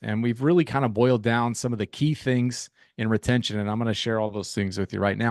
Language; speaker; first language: English; native; English